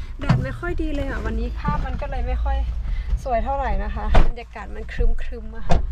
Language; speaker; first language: Thai; native; Thai